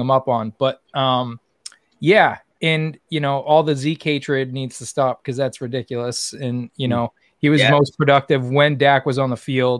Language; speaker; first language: English; native; English